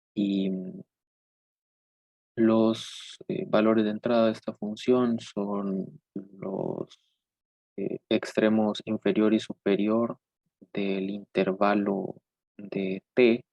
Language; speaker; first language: Spanish; native; Spanish